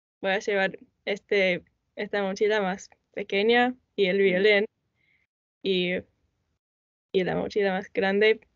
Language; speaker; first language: Spanish; non-native, learner; English